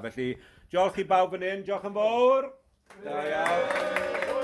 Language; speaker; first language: Welsh; native; Welsh